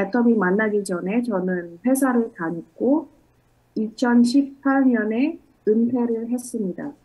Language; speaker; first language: Korean; non-native, fluent; Indonesian